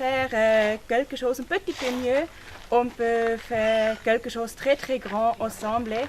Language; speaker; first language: French; non-native, learner; German